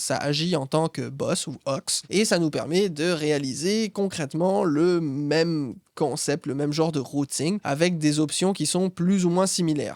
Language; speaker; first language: French; native; French